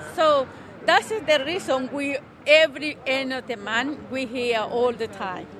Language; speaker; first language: English; non-native, learner; Spanish